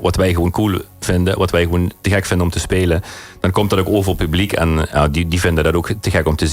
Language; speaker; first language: Dutch; native; Dutch